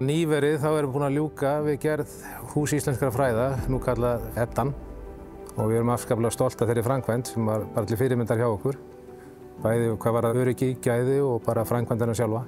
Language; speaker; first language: Icelandic; native; Icelandic